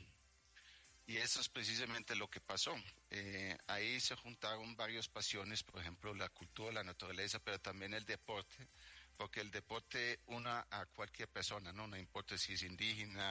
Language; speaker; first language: Spanish; native; Spanish